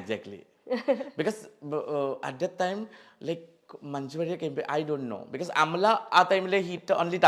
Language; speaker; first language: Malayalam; non-native, fluent; Assamese